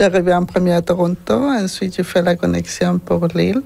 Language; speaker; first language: French; non-native, learner; Spanish